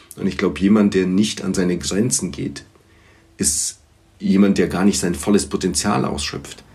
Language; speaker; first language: German; early bilingual, other home language; Bulgarian